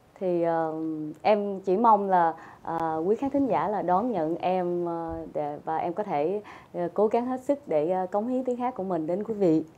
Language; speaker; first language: Vietnamese; native; Vietnamese